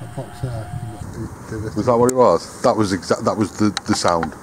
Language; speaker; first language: English; native; English